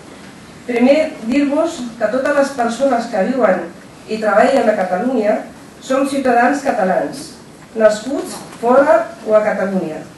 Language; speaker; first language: Catalan; non-native, fluent; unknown